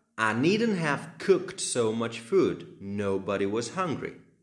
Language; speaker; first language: English; non-native, fluent; Slovak